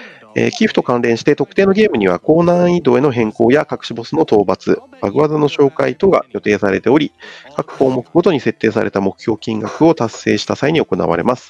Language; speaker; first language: Japanese; native; Japanese